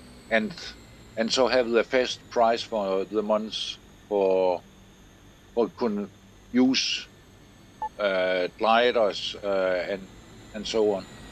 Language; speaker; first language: English; non-native, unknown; Danish